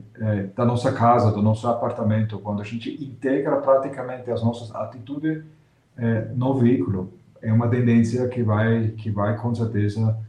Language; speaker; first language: Portuguese; non-native, fluent; German